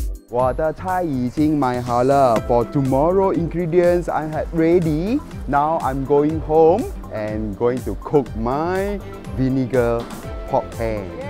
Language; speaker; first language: English; non-native, local second language; Chinese